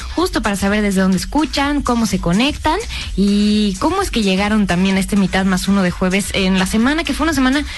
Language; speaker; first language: Spanish; native; Spanish